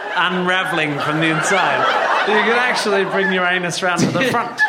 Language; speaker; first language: English; native; English